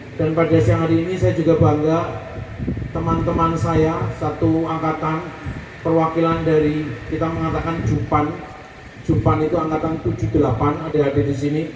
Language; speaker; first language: Indonesian; native; Indonesian